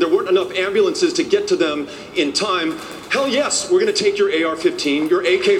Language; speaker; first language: English; native; English